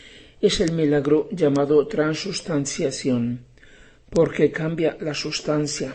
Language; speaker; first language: Spanish; native; Spanish